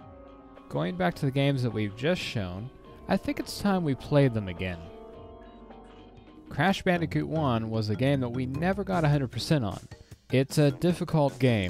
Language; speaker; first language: English; native; English